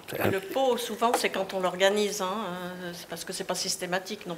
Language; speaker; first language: French; native; French